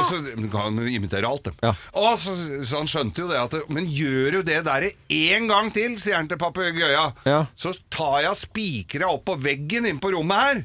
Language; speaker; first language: Norwegian; native; Norwegian